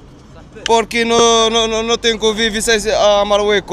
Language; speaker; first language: Spanish; non-native, learner; Arabic